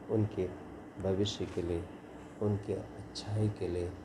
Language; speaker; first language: Hindi; non-native, local second language; Kannada